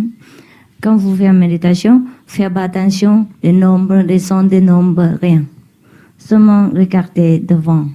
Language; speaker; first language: French; non-native, learner; Vietnamese